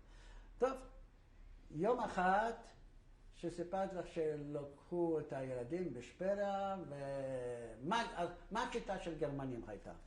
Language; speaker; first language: Hebrew; non-native, fluent; Polish